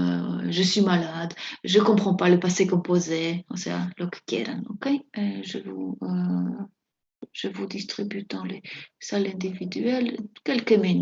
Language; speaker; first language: French; non-native, fluent; Spanish